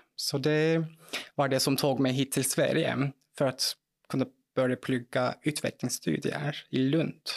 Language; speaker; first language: Swedish; non-native, fluent; Turkish